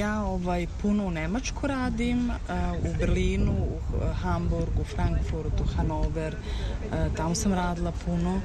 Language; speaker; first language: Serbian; early bilingual, heritage; Romany